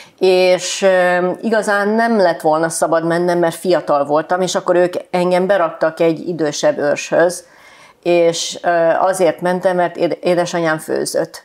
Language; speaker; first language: Hungarian; early bilingual, heritage; Hungarian